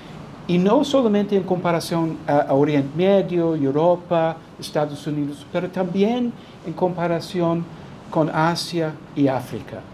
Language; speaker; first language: Spanish; non-native, fluent; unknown